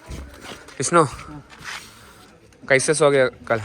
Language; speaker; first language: Hindi; non-native, local second language; Malayalam